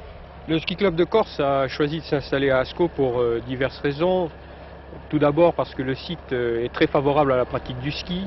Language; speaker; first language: French; native; French